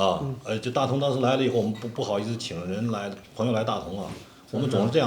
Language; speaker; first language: Chinese; native; Chinese